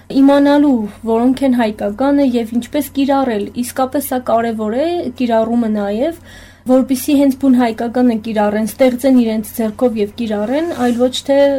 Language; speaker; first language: Armenian; native; Armenian